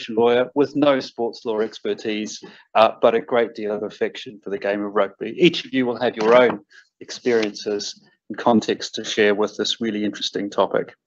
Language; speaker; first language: English; native; English